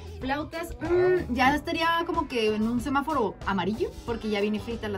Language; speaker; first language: Spanish; native; Spanish